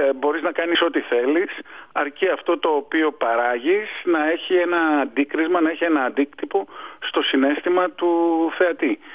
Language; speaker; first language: Greek; native; Greek